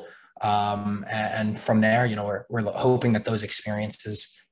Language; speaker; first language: English; native; English